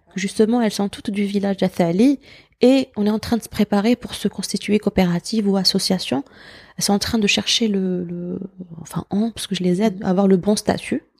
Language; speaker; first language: French; non-native, local second language; Arabic